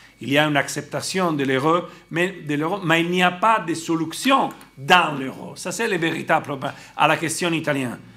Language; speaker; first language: French; non-native, fluent; Italian